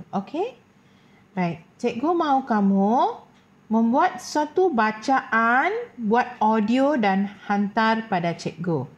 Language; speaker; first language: Malay; non-native, local second language; Tamil